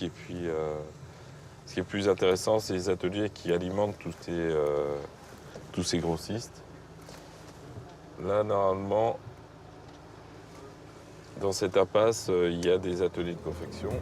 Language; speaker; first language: French; native; French